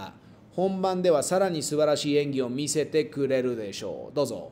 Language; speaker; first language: Japanese; non-native, fluent; Spanish